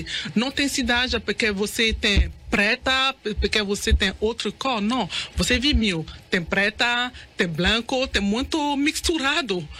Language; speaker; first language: Portuguese; non-native, learner; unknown